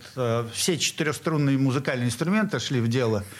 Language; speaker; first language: Russian; native; Russian